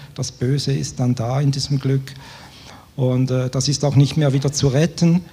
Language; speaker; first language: German; native; German